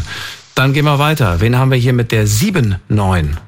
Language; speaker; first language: German; native; German